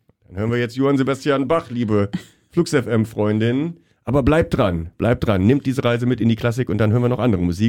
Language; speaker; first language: German; native; German